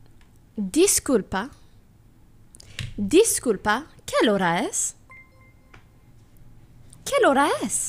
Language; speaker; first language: Spanish; non-native, learner; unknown